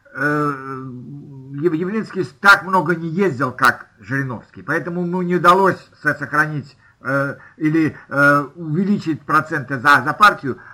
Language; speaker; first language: Russian; native; Russian